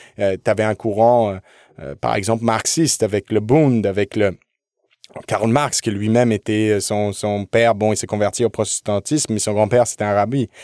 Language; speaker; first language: French; early bilingual, other home language; English